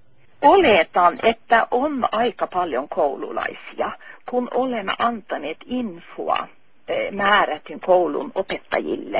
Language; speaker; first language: Finnish; non-native, fluent; Norwegian